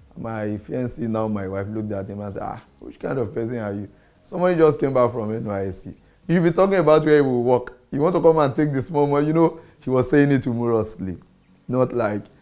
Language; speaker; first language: English; non-native, local second language; Yoruba